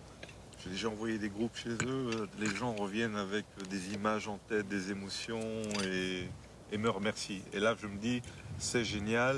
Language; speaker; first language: French; native; French